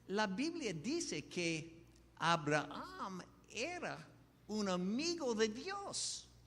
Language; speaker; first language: Spanish; non-native, fluent; English